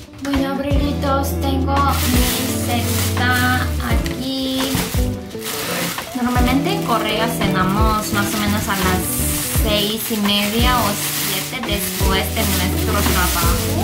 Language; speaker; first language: Spanish; non-native, fluent; Korean